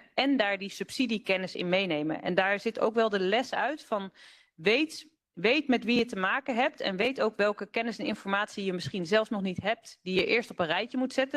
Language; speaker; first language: Dutch; native; Dutch